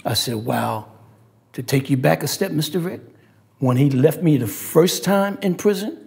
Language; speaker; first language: English; native; English